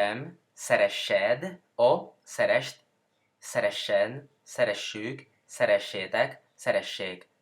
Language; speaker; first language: Hungarian; non-native, learner; Spanish